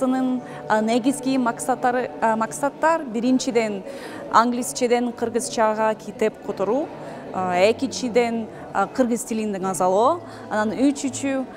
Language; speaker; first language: Kyrgyz; non-native, fluent; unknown